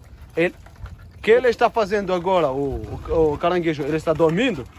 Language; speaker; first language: Portuguese; non-native, learner; French